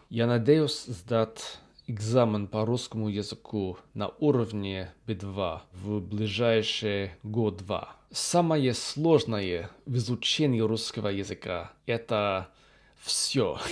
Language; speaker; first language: Russian; non-native, learner; English